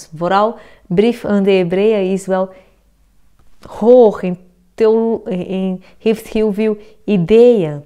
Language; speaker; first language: Dutch; non-native, fluent; Portuguese